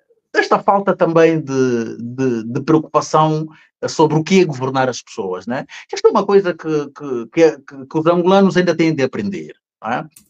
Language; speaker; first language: Portuguese; native; Portuguese